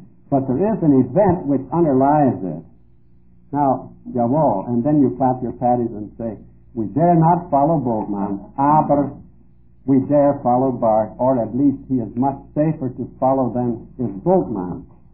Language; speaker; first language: English; early bilingual, other home language; Dutch